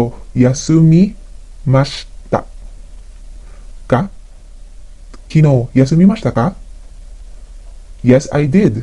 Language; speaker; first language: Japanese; non-native, fluent; Filipino